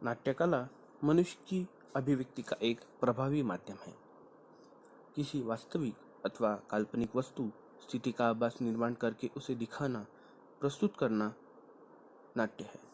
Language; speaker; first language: Hindi; non-native, local second language; Marathi